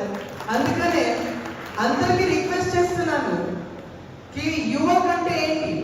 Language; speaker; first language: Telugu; non-native, local second language; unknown